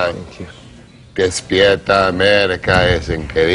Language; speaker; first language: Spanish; non-native, learner; English